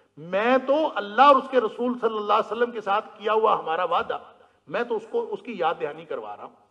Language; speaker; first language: Urdu; non-native, local second language; Punjabi